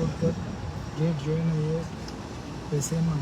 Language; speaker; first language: Hindi; non-native, learner; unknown